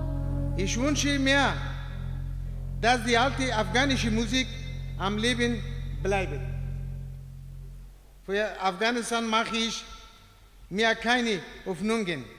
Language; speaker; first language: German; non-native, learner; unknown